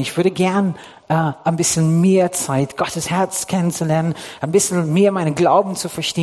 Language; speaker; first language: German; non-native, fluent; English